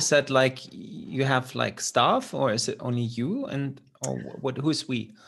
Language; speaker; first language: English; non-native, fluent; German